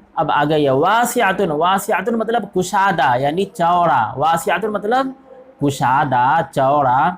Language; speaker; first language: Urdu; native; Urdu